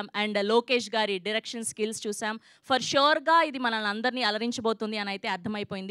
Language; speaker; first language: Telugu; native; Telugu